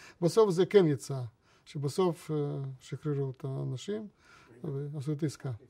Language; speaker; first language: Hebrew; non-native, fluent; Russian